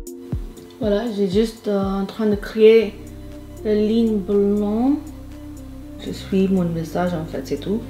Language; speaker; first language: French; non-native, fluent; Hindi